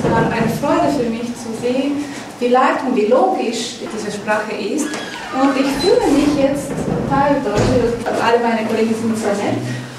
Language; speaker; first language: German; non-native, learner; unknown